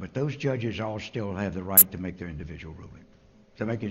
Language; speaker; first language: English; native; English